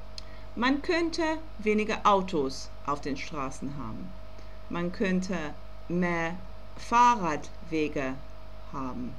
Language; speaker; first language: German; non-native, learner; English